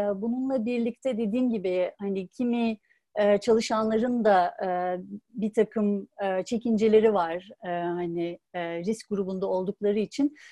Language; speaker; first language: Turkish; native; Turkish